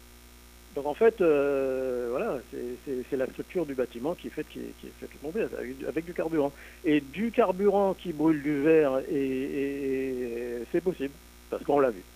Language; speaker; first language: French; native; French